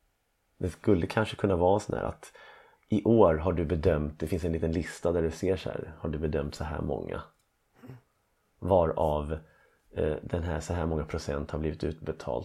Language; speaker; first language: Swedish; native; Swedish